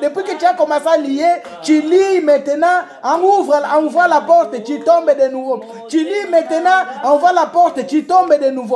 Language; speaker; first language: French; non-native, local second language; Lingala